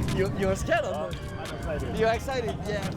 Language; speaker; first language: English; non-native, learner; French